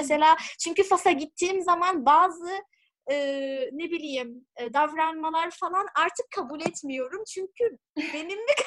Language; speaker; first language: Turkish; non-native, fluent; Arabic